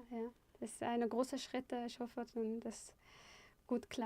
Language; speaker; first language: German; non-native, fluent; Arabic